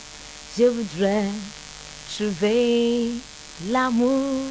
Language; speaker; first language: French; non-native, fluent; Yoruba